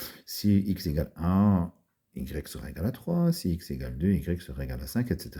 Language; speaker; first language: French; native; French